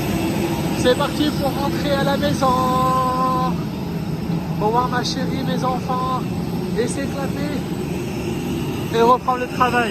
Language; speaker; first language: French; native; French